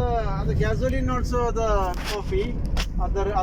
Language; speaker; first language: English; non-native, learner; Malayalam